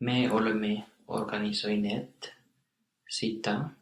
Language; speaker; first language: Finnish; non-native, learner; English